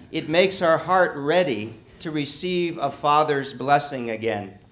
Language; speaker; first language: English; native; English